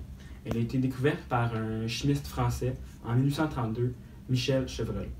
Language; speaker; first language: French; native; French